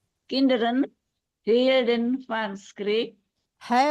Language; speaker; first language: Dutch; non-native, learner; Indonesian